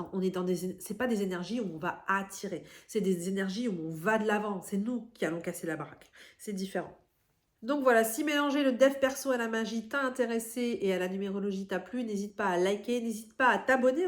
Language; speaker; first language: French; native; French